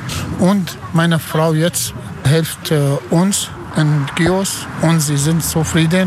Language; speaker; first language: German; non-native, learner; Arabic